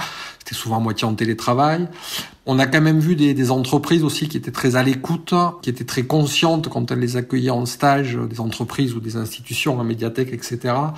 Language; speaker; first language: French; native; French